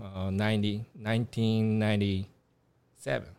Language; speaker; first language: English; non-native, learner; Japanese